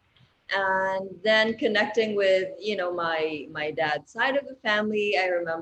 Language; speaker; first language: English; non-native, local second language; Cebuano